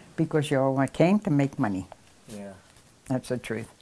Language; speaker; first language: English; native; English